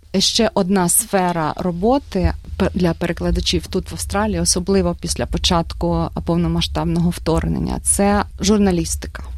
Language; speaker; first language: Ukrainian; native; Ukrainian